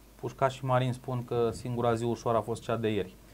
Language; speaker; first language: Romanian; native; Romanian